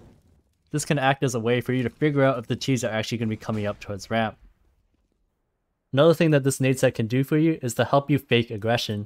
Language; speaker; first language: English; native; English